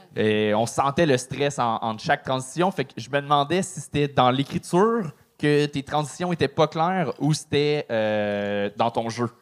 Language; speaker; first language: French; native; French